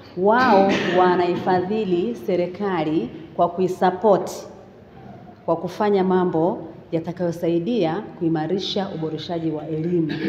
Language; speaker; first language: Swahili; native; Swahili